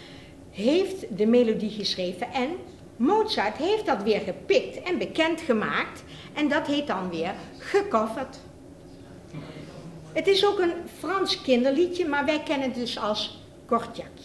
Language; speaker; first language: Dutch; native; Dutch